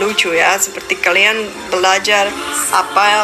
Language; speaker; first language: Indonesian; non-native, fluent; Czech